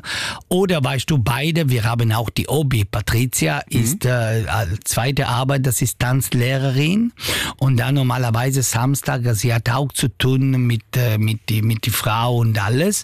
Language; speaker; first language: German; non-native, learner; Italian